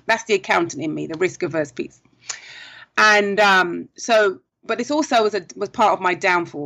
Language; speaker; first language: English; native; English